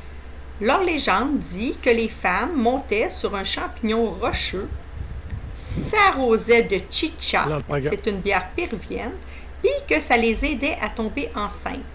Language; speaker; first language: French; native; French